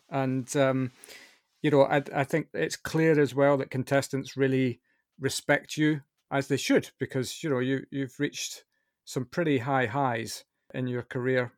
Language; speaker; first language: English; native; English